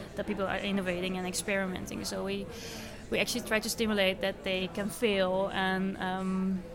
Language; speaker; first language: English; non-native, fluent; Dutch